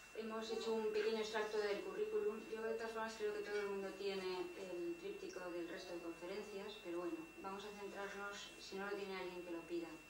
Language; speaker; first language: Spanish; native; Spanish